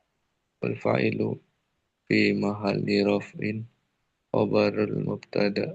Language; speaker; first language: Arabic; non-native, learner; Indonesian